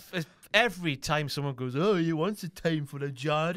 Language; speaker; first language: English; native; English